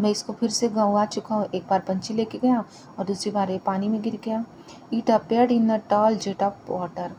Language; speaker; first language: Hindi; native; Hindi